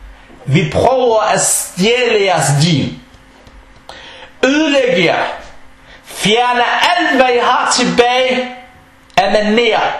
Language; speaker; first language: Danish; non-native, local second language; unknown